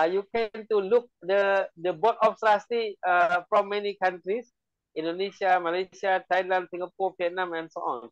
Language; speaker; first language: English; non-native, learner; Indonesian